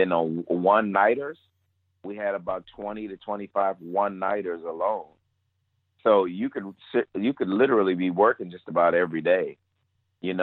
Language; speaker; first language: English; native; English